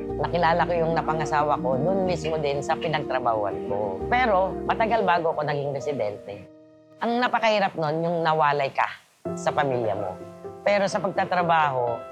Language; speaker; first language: Filipino; native; Filipino